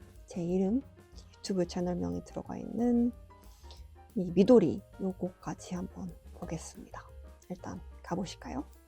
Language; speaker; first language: Korean; native; Korean